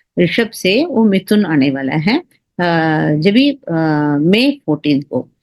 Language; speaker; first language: Hindi; non-native, local second language; Tamil